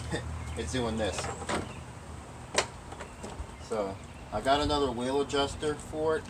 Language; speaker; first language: English; native; English